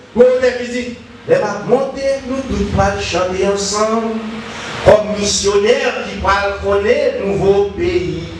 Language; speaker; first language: French; non-native, learner; Haitian Creole